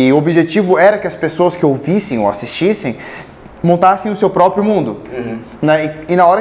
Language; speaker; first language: Portuguese; native; Portuguese